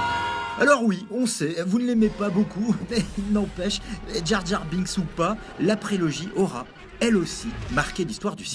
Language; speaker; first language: French; native; French